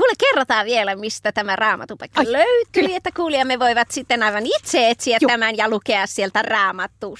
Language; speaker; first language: Finnish; native; Finnish